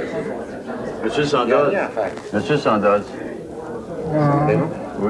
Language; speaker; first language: French; native; French